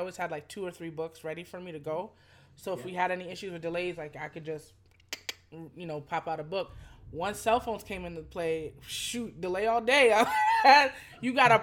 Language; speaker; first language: English; native; English